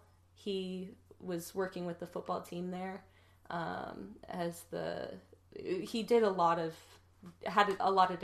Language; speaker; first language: English; native; English